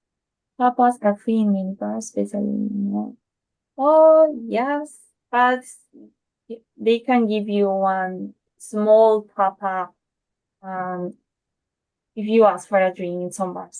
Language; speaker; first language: English; non-native, fluent; Spanish